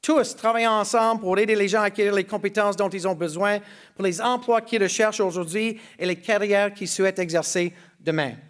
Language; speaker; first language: French; non-native, local second language; English